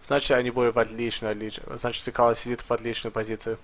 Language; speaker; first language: Russian; early bilingual, heritage; Russian